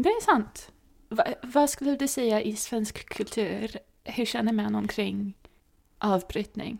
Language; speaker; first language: Swedish; non-native, fluent; English